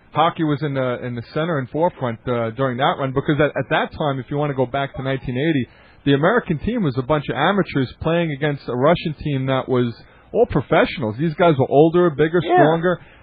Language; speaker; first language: English; native; English